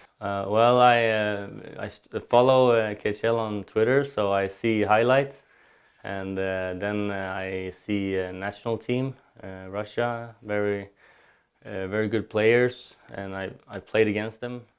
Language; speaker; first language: English; non-native, learner; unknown